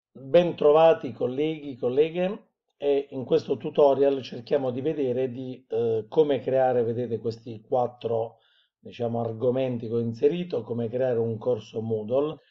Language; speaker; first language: Italian; native; Italian